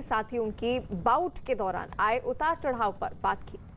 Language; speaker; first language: Hindi; native; Hindi